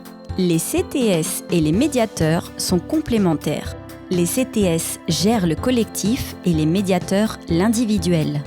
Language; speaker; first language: French; native; French